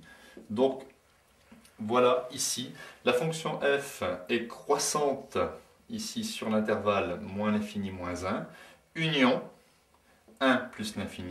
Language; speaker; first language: French; native; French